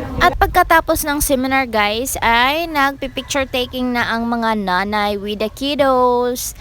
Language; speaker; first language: Filipino; native; Filipino